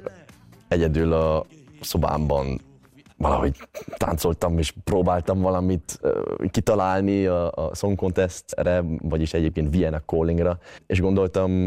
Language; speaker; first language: Hungarian; early bilingual, heritage; Hungarian